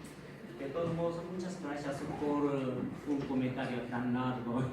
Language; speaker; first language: Spanish; non-native, fluent; Korean